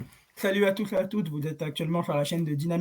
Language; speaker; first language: French; native; French